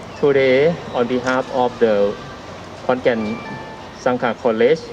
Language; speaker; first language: English; non-native, learner; Thai